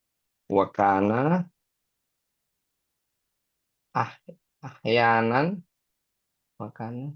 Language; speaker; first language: Arabic; non-native, learner; Indonesian